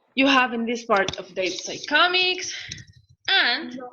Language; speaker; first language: English; non-native, learner; Spanish